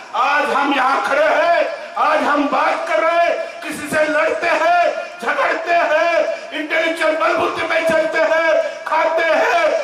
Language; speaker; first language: Hindi; non-native, local second language; Marathi